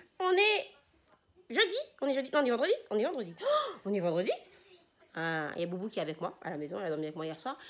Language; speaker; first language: French; native; French